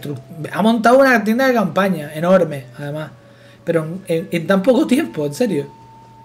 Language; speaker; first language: Spanish; native; Spanish